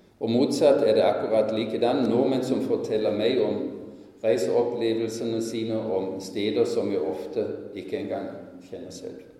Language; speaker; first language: Norwegian; non-native, fluent; German